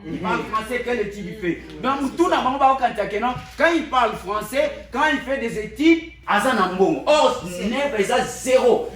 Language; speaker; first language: French; non-native, local second language; Lingala